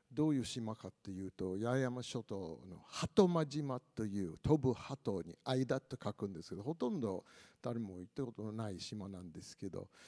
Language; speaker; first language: Japanese; non-native, fluent; English